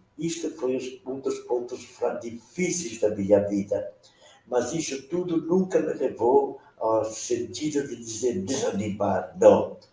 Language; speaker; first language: Portuguese; non-native, local second language; Venetian